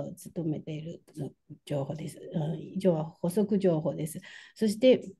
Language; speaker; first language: Japanese; non-native, fluent; Chinese